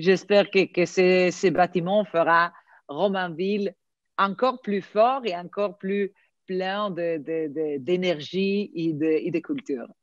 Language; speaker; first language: French; non-native, fluent; Italian